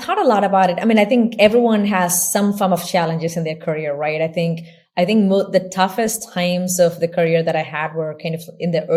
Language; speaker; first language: English; non-native, local second language; Tamil